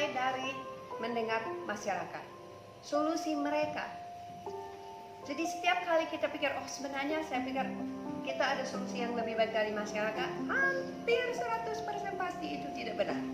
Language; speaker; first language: Indonesian; non-native, fluent; English